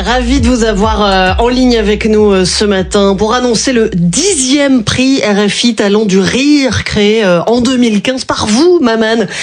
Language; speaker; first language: French; native; French